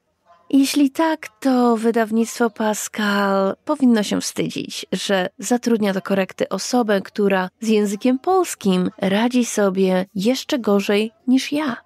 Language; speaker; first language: Polish; native; Polish